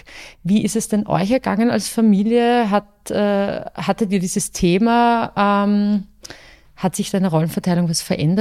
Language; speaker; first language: German; native; German